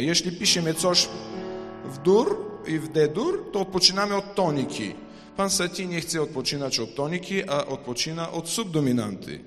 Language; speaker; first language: Polish; non-native, fluent; Ukrainian